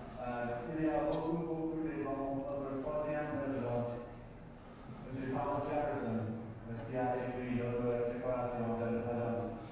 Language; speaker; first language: French; non-native, learner; English